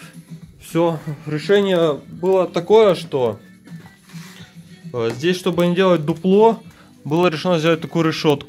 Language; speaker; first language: Russian; native; Russian